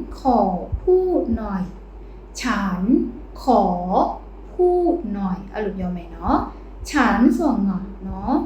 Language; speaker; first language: Thai; non-native, fluent; Burmese